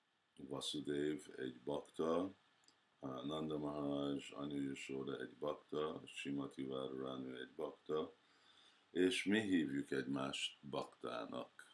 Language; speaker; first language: Hungarian; early bilingual, heritage; Hungarian